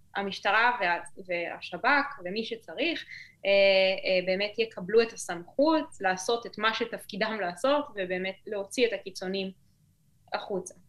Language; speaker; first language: Hebrew; native; Hebrew